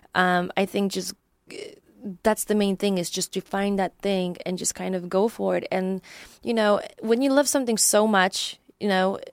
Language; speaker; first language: English; non-native, fluent; Polish